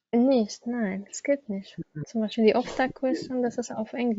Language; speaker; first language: German; non-native, learner; Arabic